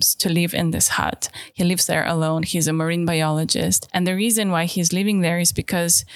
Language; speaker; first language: English; non-native, fluent; Russian